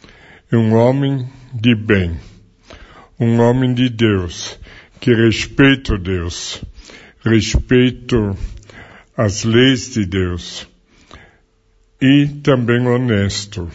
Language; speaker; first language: Portuguese; non-native, fluent; German